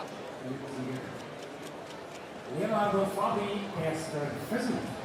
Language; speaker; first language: German; native; German